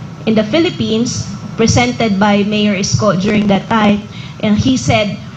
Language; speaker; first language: English; non-native, local second language; Filipino